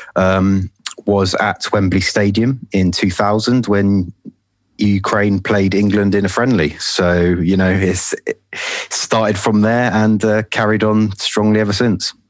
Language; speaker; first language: English; native; English